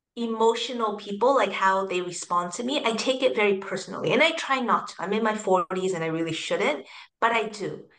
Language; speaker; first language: English; early bilingual, other home language; Cantonese